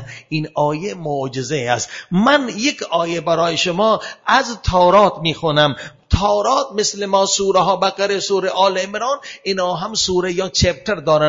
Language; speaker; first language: Persian; non-native, fluent; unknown